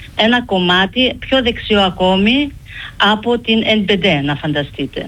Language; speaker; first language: Greek; early bilingual, heritage; Greek